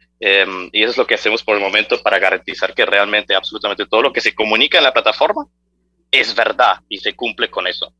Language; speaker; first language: Spanish; early bilingual, heritage; Spanish